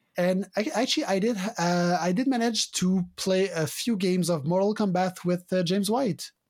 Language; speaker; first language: English; non-native, fluent; French